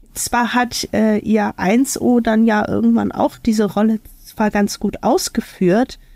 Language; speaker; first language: German; native; German